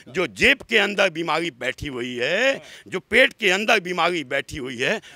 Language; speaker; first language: Hindi; native; Hindi